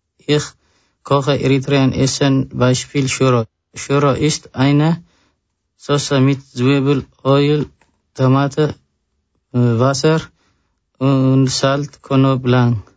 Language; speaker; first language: German; non-native, learner; Tigrinya